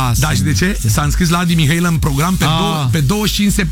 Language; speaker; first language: Romanian; native; Romanian